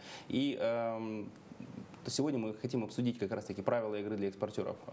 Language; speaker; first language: Russian; native; Russian